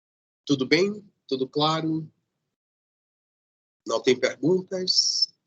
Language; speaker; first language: Portuguese; non-native, fluent; Spanish